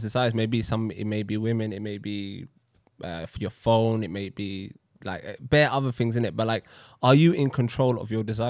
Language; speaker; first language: English; native; English